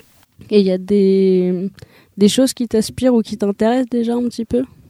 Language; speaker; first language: French; native; French